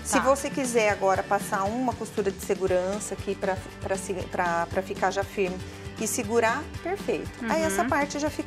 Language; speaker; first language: Portuguese; native; Portuguese